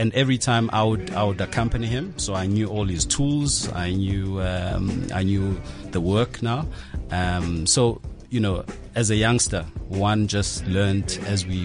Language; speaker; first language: English; non-native, local second language; Zulu